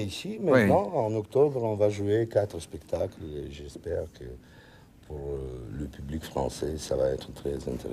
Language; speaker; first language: French; non-native, learner; Russian